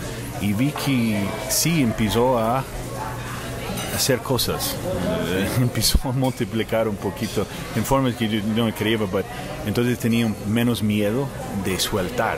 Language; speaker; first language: Spanish; non-native, fluent; English